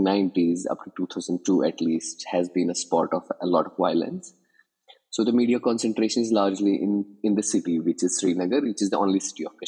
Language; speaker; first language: English; non-native, local second language; Kashmiri